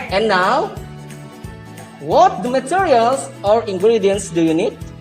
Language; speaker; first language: English; non-native, learner; Indonesian